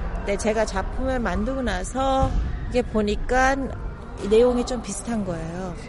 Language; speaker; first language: Korean; early bilingual, heritage; Korean